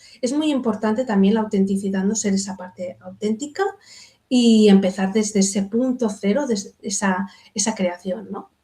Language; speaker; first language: Spanish; native; Spanish